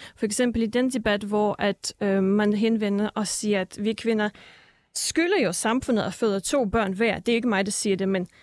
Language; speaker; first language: Danish; early bilingual, other home language; Russian